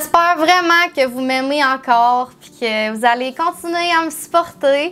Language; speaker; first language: French; native; French